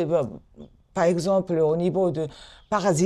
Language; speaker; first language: French; non-native, fluent; Japanese